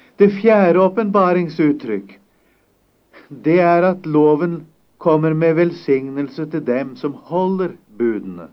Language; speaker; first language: Norwegian; native; Norwegian